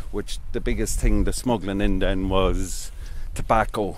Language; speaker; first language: English; native; English